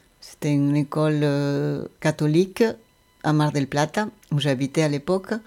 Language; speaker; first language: French; non-native, fluent; Spanish